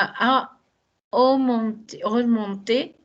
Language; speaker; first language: French; non-native, learner; Spanish